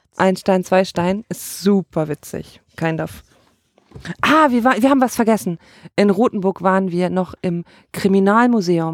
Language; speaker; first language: German; native; German